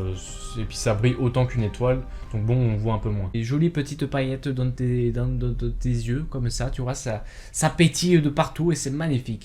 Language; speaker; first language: French; native; French